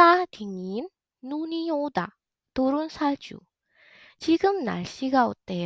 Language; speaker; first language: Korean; non-native, fluent; Indonesian